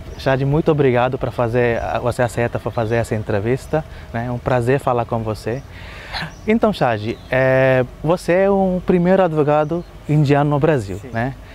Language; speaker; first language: Portuguese; non-native, learner; Malayalam